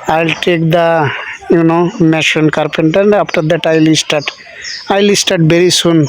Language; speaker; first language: English; non-native, local second language; Bangla